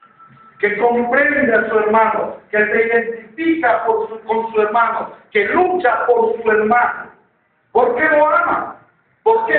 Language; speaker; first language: Spanish; native; Spanish